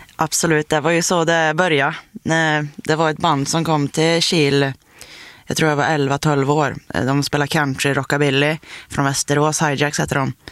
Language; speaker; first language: Swedish; native; Swedish